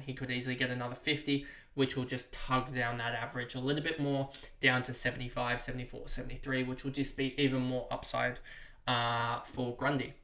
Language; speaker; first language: English; native; English